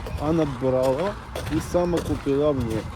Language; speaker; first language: Russian; non-native, learner; Georgian